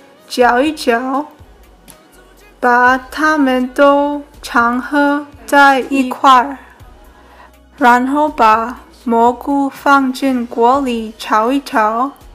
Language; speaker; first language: Chinese; early bilingual, heritage; Chinese